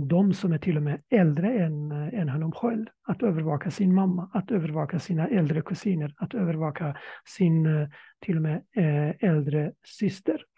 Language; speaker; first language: Swedish; non-native, fluent; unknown